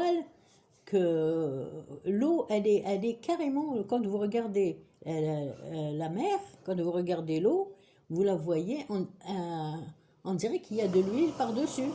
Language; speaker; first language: French; non-native, local second language; Kabyle